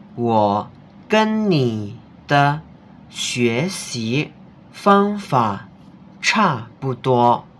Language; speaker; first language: Chinese; non-native, fluent; Indonesian